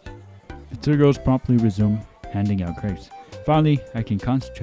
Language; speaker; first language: English; native; English